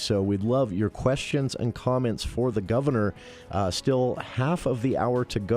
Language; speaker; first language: English; native; English